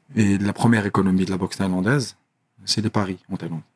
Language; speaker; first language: French; native; French